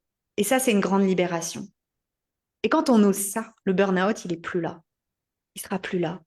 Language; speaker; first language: French; native; French